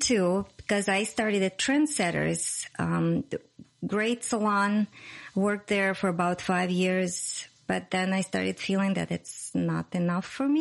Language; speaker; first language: English; non-native, fluent; Russian